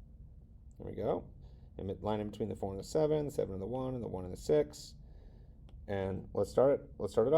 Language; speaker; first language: English; native; English